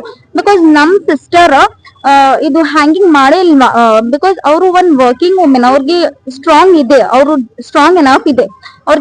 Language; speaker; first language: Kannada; non-native, local second language; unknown